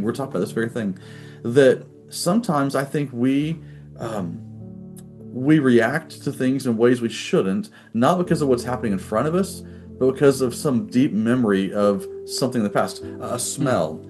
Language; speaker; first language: English; native; English